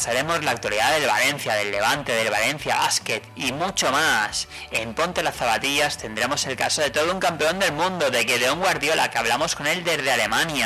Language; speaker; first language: Spanish; native; Spanish